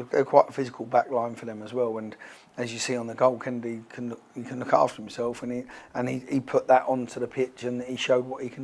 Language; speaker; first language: English; native; English